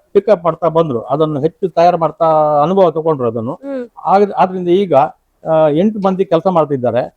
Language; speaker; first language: Kannada; non-native, local second language; Konkani